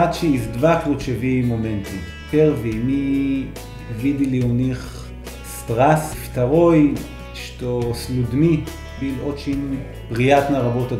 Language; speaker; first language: Russian; non-native, learner; Hebrew